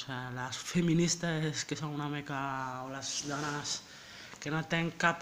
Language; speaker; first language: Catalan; non-native, learner; French